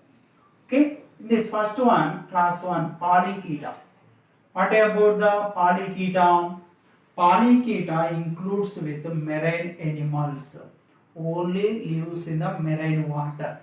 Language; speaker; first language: English; non-native, local second language; Telugu